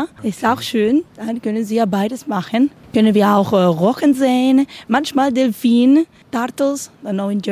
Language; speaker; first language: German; non-native, learner; Spanish